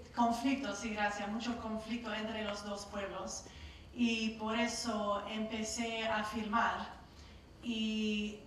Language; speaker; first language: Spanish; non-native, learner; English